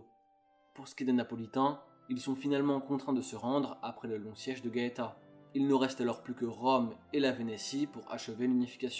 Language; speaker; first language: French; native; French